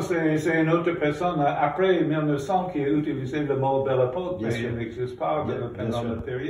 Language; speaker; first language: French; non-native, fluent; English